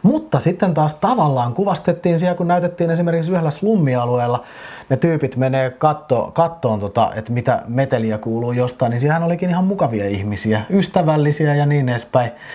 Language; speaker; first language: Finnish; native; Finnish